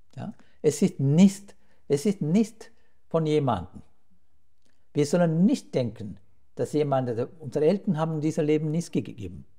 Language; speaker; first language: German; non-native, fluent; Sinhala